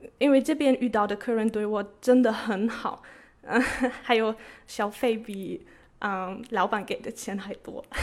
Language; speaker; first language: Chinese; non-native, fluent; German